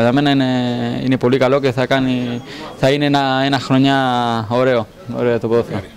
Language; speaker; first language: Greek; non-native, fluent; Spanish